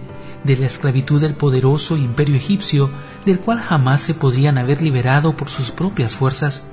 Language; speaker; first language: Spanish; native; Spanish